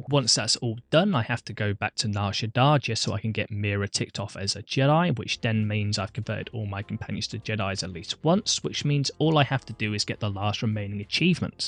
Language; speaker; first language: English; native; English